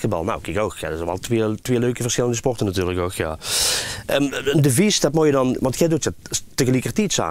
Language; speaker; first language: Dutch; native; Dutch